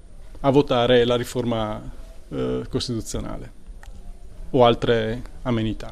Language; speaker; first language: Italian; native; Italian